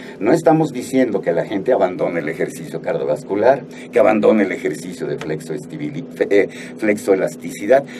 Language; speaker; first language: Spanish; native; Spanish